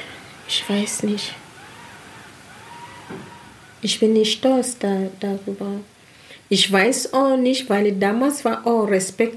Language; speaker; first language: German; non-native, learner; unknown